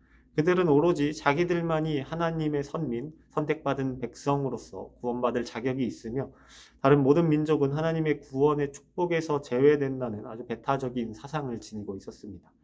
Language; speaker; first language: Korean; native; Korean